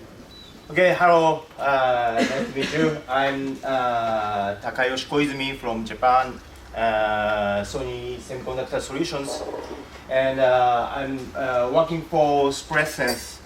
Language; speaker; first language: English; non-native, learner; Japanese